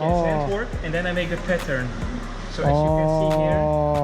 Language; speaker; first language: English; non-native, fluent; Dutch